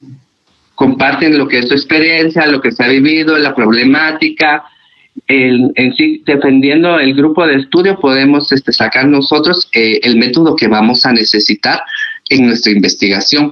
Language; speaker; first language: Spanish; native; Spanish